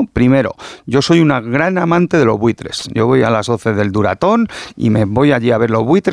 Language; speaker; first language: Spanish; native; Spanish